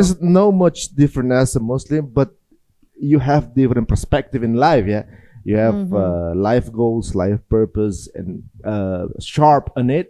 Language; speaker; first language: English; non-native, fluent; Indonesian